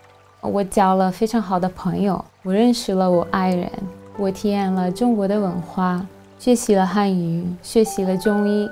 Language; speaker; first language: Chinese; non-native, fluent; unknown